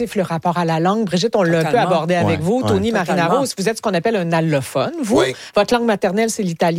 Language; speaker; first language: French; native; French